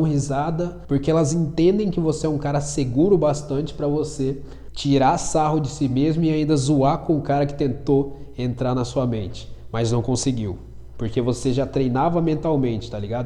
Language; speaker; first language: Portuguese; native; Portuguese